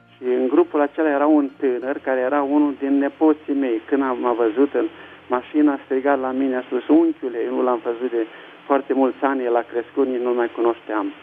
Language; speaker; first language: Romanian; native; Romanian